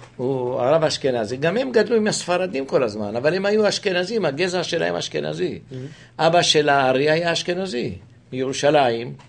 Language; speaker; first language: Hebrew; native; Hebrew